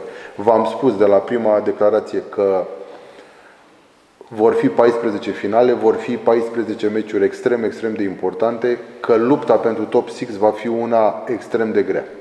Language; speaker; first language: Romanian; native; Romanian